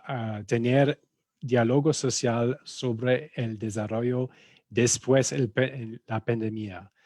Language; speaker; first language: Spanish; non-native, fluent; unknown